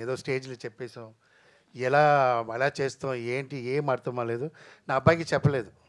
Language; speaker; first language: Telugu; non-native, fluent; Tamil